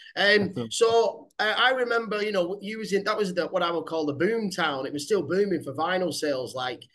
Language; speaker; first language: English; native; English